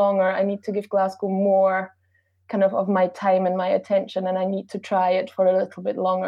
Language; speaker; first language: English; non-native, fluent; German